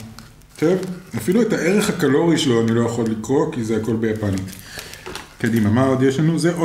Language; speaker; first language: Hebrew; native; Hebrew